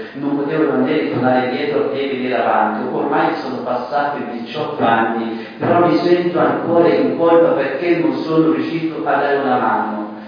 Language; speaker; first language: Italian; non-native, fluent; Persian